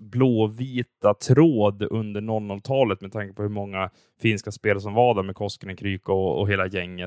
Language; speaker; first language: Swedish; native; Swedish